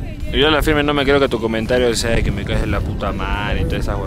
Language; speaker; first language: Spanish; native; Spanish